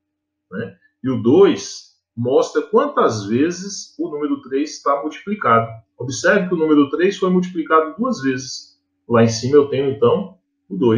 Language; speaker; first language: Portuguese; native; Portuguese